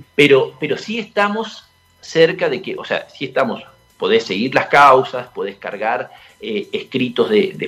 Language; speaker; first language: Spanish; native; Spanish